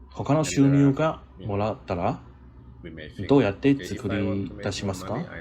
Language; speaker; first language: Japanese; non-native, learner; English